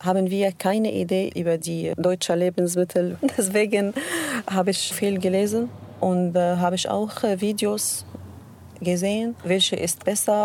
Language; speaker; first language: German; non-native, learner; Arabic